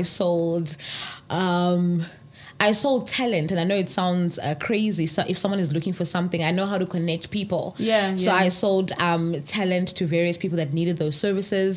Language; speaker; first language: English; non-native, local second language; Zulu